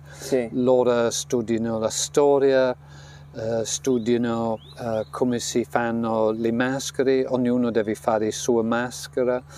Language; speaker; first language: Italian; non-native, fluent; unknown